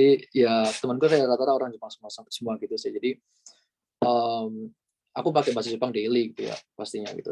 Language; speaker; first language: Indonesian; native; Indonesian